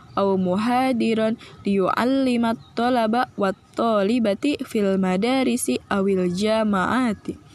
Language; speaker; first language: Arabic; non-native, learner; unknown